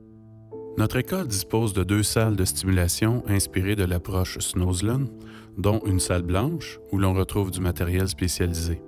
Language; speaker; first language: French; native; French